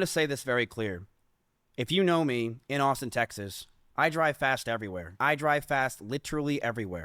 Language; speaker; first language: English; native; English